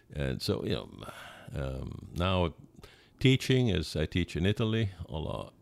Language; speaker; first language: English; non-native, fluent; Italian